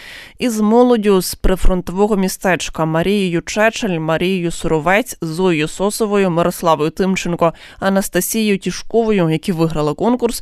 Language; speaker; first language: Ukrainian; native; Ukrainian